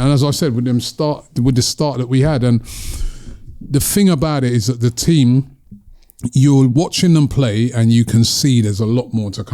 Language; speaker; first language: English; native; English